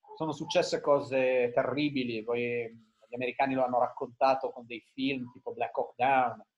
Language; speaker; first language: Italian; early bilingual, heritage; Italian